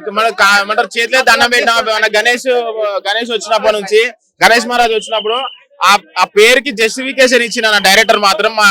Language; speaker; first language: Telugu; native; Telugu